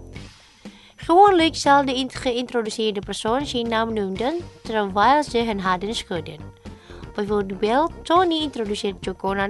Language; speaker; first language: Dutch; non-native, learner; Indonesian